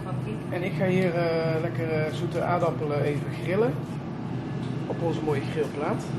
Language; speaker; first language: Dutch; native; Dutch